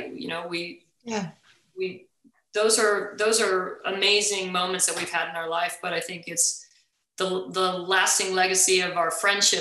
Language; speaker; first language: English; native; English